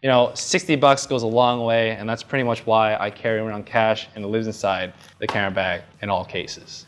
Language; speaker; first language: English; native; English